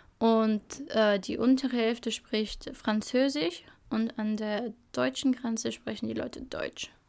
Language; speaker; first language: German; early bilingual, other home language; Albanian